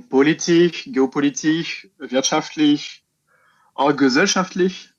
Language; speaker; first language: German; non-native, fluent; French